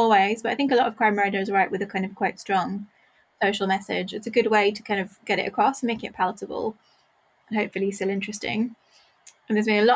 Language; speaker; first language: English; native; English